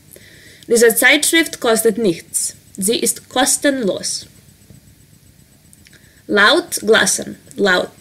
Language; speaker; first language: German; non-native, fluent; Serbian